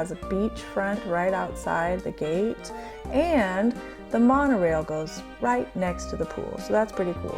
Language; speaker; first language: English; native; English